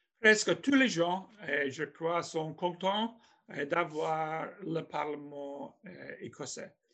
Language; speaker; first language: French; non-native, fluent; English